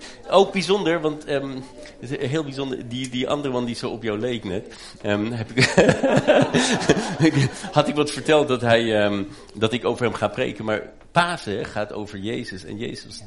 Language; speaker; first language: Dutch; native; Dutch